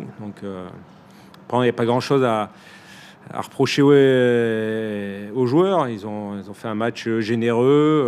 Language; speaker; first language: French; native; French